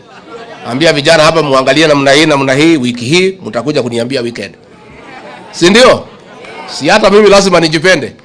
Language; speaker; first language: Swahili; non-native, local second language; Kikuyu